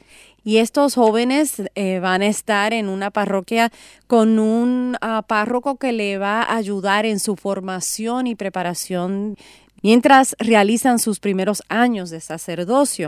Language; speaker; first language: Spanish; native; Spanish